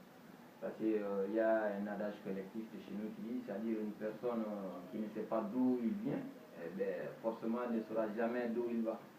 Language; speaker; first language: French; non-native, local second language; Bambara